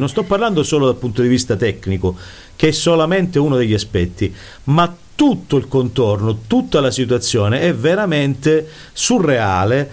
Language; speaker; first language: Italian; native; Italian